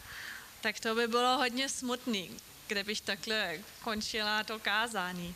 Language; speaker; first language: Czech; non-native, fluent; German